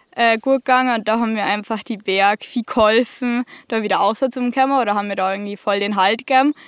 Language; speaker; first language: German; native; German